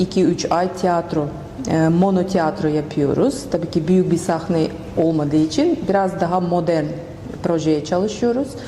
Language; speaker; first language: Turkish; non-native, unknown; Russian